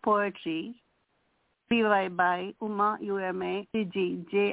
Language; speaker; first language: English; non-native, local second language; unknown